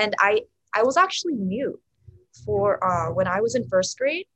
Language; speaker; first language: English; native; English